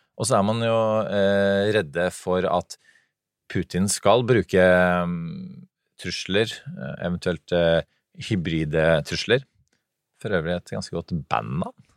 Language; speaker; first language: Norwegian; native; Norwegian